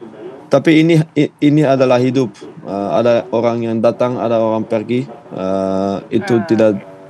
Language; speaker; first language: Indonesian; non-native, fluent; Dutch